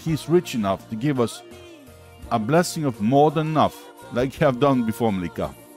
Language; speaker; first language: English; non-native, fluent; Norwegian